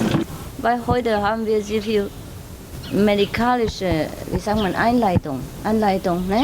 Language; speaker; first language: German; non-native, fluent; Vietnamese